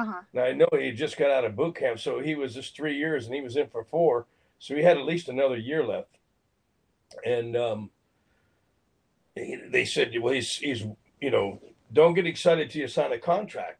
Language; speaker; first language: English; native; English